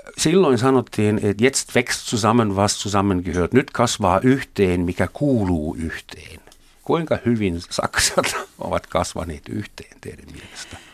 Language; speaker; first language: Finnish; non-native, fluent; German